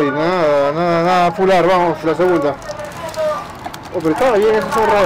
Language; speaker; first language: Spanish; native; Spanish